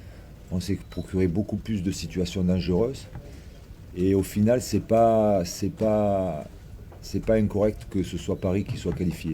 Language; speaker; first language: French; native; French